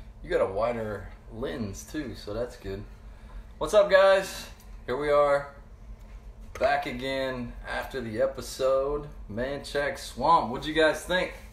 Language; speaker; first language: English; native; English